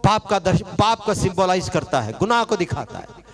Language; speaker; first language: Hindi; non-native, local second language; Marathi